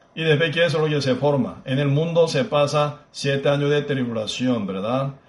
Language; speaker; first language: Spanish; non-native, fluent; Korean